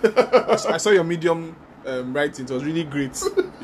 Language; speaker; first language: English; non-native, local second language; Yoruba